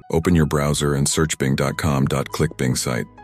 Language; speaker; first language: English; non-native, learner; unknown